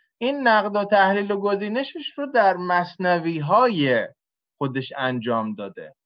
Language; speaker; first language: Persian; native; Persian